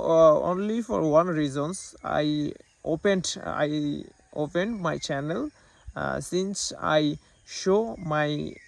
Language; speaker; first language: English; non-native, learner; Bangla